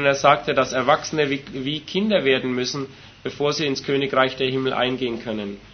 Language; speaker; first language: German; native; German